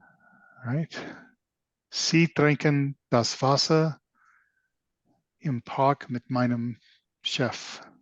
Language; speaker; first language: German; non-native, learner; English